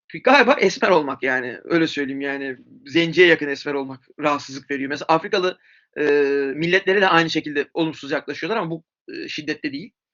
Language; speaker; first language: Turkish; native; Turkish